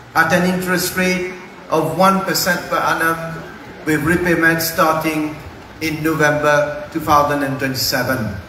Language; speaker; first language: English; non-native, local second language; Morisyen